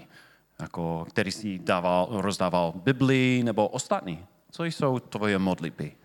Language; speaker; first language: Czech; non-native, fluent; English